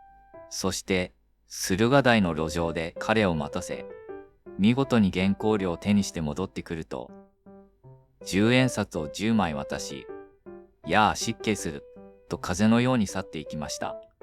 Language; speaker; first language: Japanese; native; Japanese